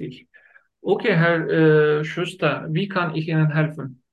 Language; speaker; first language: German; non-native, learner; Turkish